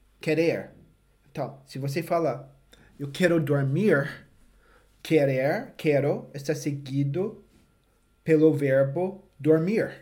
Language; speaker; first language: Portuguese; non-native, fluent; English